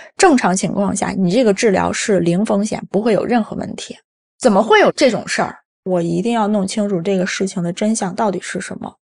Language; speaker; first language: Chinese; native; Chinese